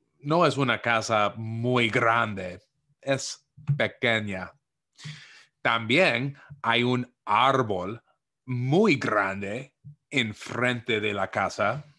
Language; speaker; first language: Spanish; non-native, fluent; English